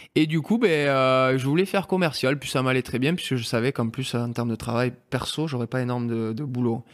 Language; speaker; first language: French; native; French